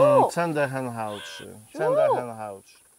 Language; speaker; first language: Chinese; non-native, learner; Polish